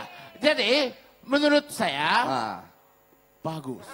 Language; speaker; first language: Indonesian; non-native, learner; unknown